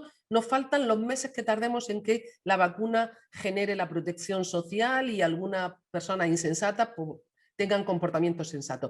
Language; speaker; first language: Spanish; native; Spanish